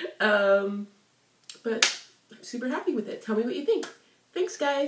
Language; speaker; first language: English; native; English